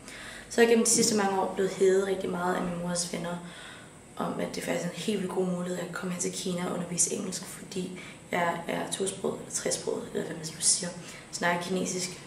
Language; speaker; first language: Danish; early bilingual, other home language; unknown